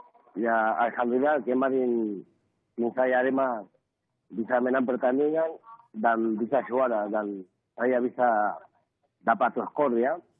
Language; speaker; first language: Indonesian; non-native, learner; Spanish